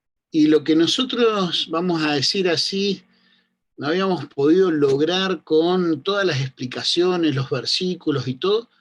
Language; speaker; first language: Spanish; native; Spanish